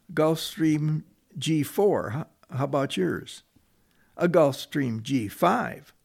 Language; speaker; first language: English; native; English